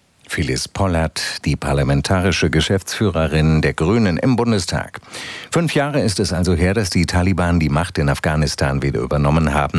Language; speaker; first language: German; native; German